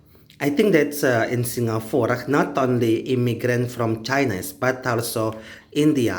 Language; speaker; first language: English; non-native, learner; Indonesian